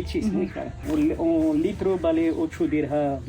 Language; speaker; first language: Spanish; non-native, learner; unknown